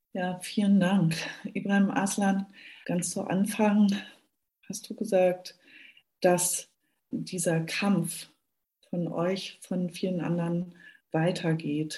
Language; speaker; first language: German; native; German